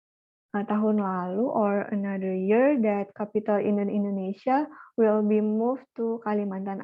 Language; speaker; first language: English; non-native, learner; Indonesian